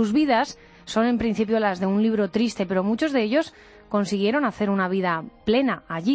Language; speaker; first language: Spanish; native; Spanish